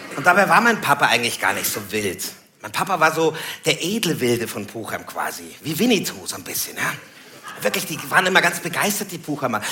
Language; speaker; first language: German; native; German